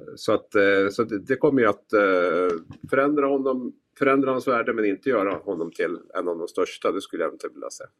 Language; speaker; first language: Swedish; native; Swedish